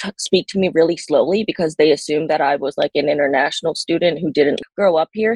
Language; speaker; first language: English; native; English